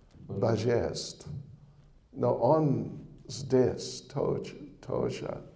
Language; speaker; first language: Russian; non-native, learner; English